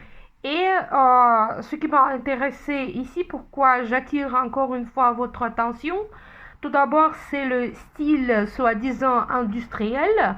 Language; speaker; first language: French; non-native, fluent; Russian